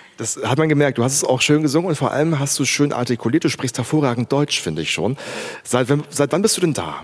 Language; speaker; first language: German; native; German